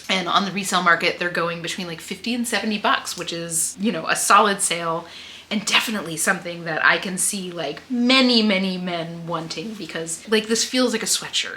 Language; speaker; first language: English; native; English